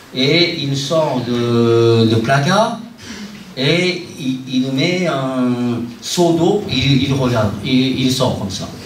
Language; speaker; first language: French; non-native, fluent; Japanese